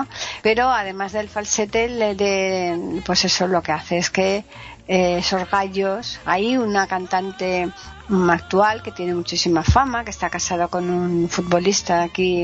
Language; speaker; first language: Spanish; native; Spanish